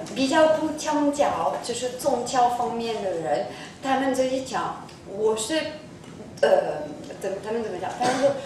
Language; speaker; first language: Chinese; non-native, fluent; French